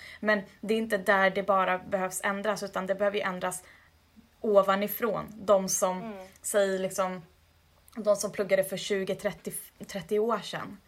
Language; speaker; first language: Swedish; early bilingual, other home language; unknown